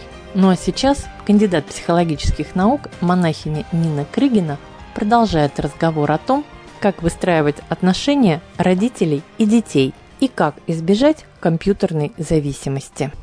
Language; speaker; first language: Russian; native; Russian